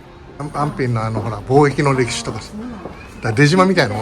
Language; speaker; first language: Japanese; native; Japanese